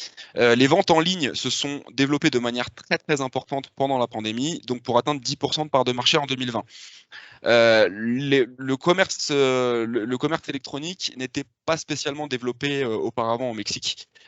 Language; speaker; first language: French; native; French